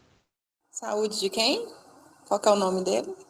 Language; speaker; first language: Portuguese; native; Portuguese